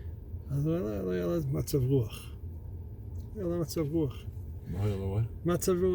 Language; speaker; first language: Hebrew; non-native, fluent; English